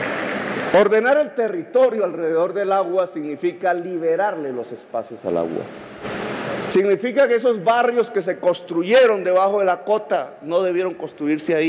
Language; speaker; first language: Spanish; native; Spanish